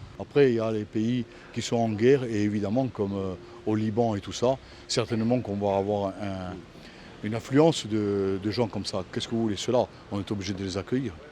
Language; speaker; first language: French; native; French